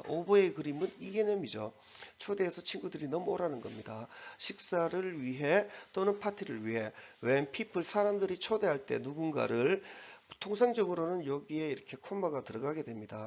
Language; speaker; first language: Korean; native; Korean